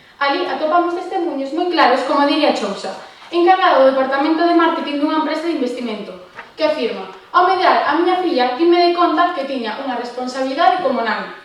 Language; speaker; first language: Galician; non-native, local second language; Spanish